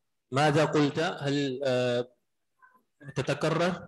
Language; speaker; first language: Arabic; non-native, fluent; Urdu